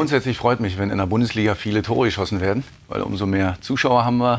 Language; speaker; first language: German; native; German